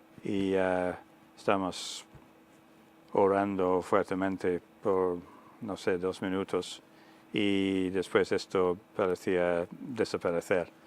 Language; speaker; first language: Spanish; non-native, fluent; English